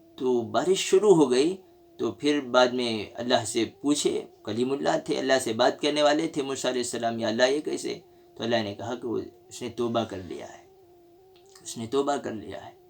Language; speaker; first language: Urdu; native; Urdu